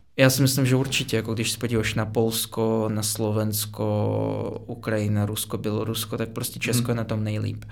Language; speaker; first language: Czech; non-native, fluent; Russian